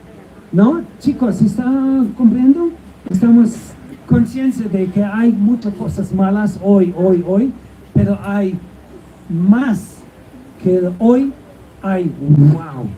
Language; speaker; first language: Spanish; non-native, learner; Hebrew